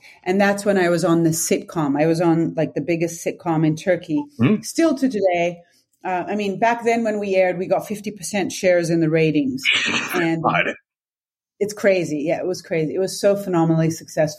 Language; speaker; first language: English; native; English